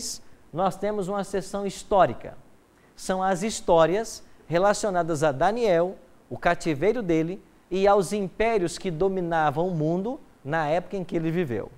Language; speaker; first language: Portuguese; native; Portuguese